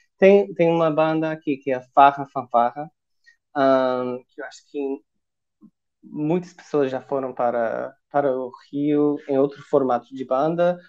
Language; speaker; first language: Portuguese; non-native, fluent; English